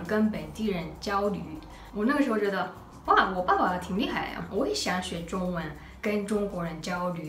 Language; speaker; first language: Chinese; non-native, fluent; Japanese